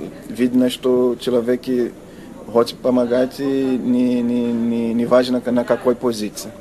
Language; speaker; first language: Russian; non-native, learner; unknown